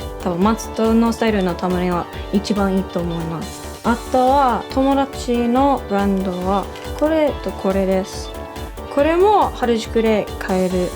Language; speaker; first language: Japanese; non-native, learner; English